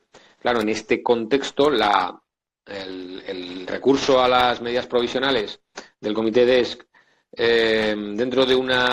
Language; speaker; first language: Spanish; native; Spanish